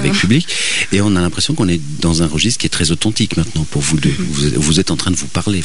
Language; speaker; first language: French; native; French